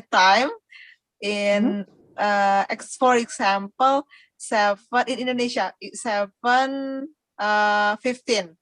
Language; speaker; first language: English; non-native, learner; Indonesian